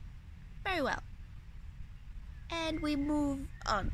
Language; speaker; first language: English; non-native, fluent; Ukrainian